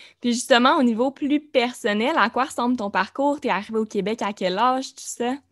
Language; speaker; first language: French; native; French